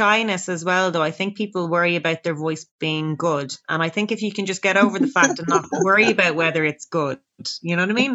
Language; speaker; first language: English; native; English